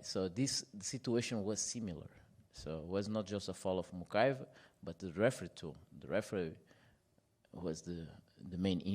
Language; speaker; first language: English; non-native, fluent; Portuguese